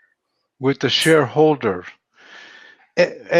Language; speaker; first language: English; non-native, fluent; Spanish